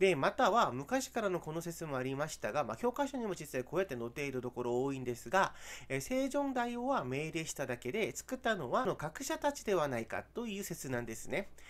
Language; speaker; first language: Japanese; non-native, fluent; Korean